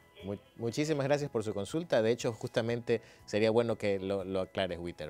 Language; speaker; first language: Spanish; native; Spanish